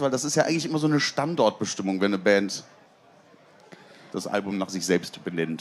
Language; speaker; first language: German; native; German